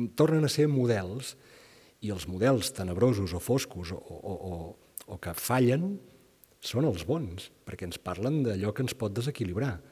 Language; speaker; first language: Catalan; native; Catalan